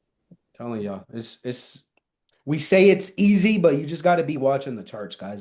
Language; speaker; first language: English; native; English